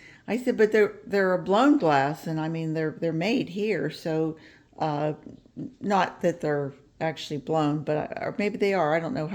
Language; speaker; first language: English; native; English